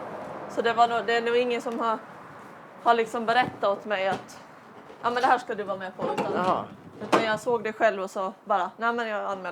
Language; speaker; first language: Swedish; native; Swedish